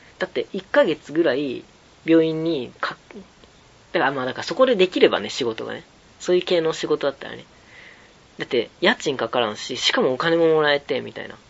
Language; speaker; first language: Japanese; native; Japanese